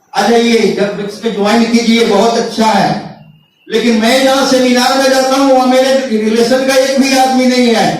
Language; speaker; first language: Hindi; non-native, local second language; Bangla